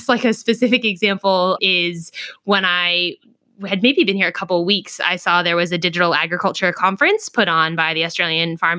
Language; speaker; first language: English; native; English